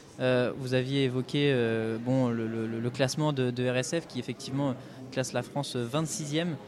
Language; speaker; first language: French; native; French